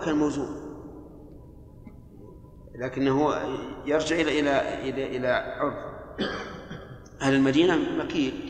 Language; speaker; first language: Arabic; native; Arabic